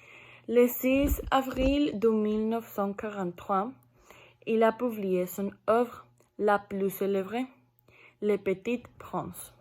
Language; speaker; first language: French; non-native, learner; Spanish